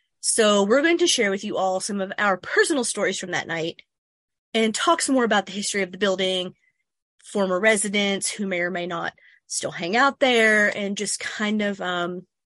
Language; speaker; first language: English; native; English